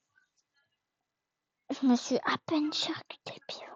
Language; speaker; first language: French; native; French